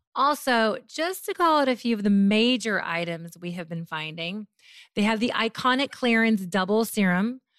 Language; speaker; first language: English; native; English